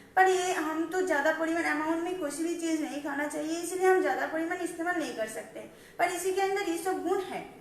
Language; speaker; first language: Hindi; non-native, local second language; Marathi